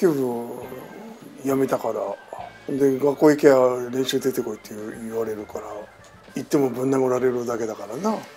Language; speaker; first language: Japanese; native; Japanese